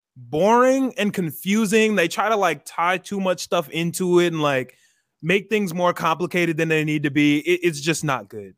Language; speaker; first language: English; native; English